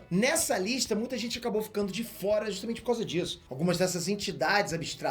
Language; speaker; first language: Portuguese; native; Portuguese